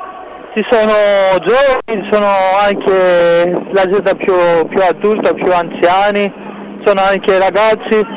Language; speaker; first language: Italian; non-native, fluent; Greek